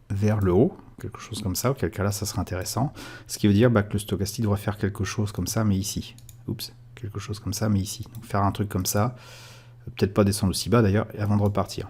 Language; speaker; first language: French; native; French